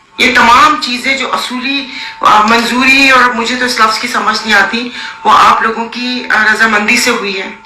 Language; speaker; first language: Urdu; non-native, local second language; Sindhi